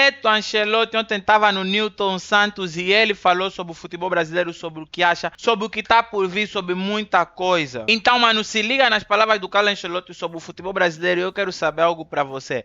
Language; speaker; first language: Portuguese; native; Portuguese